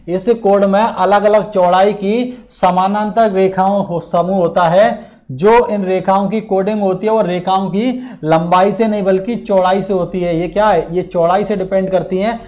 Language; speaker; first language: Hindi; native; Hindi